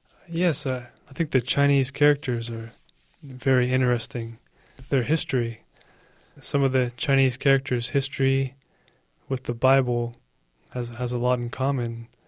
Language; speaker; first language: English; native; English